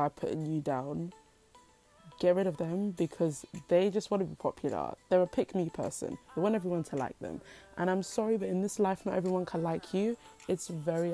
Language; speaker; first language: English; native; English